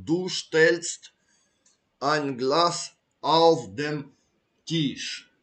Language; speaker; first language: German; non-native, learner; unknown